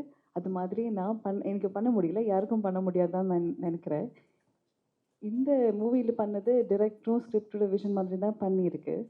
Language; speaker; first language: Tamil; early bilingual, heritage; Tamil